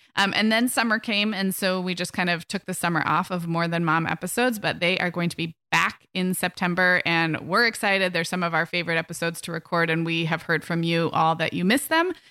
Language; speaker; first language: English; native; English